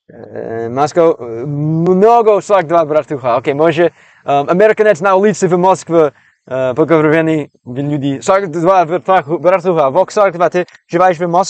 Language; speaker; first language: Russian; non-native, learner; English